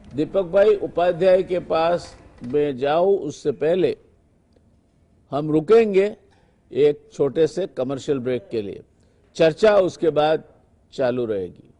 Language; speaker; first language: Hindi; non-native, local second language; Gujarati